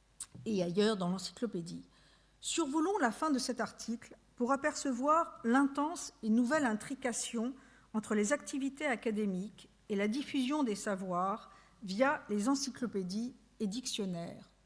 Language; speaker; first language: French; native; French